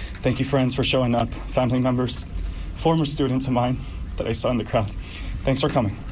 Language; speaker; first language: English; early bilingual, other home language; Spanish